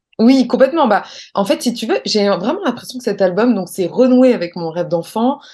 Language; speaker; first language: French; native; French